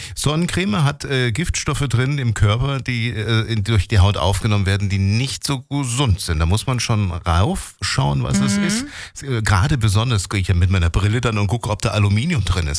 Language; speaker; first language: German; native; German